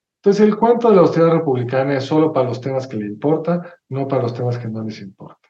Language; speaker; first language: Spanish; native; Spanish